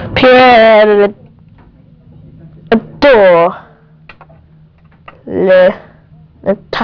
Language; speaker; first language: French; non-native, learner; English